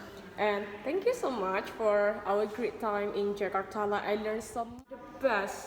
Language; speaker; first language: English; non-native, fluent; Indonesian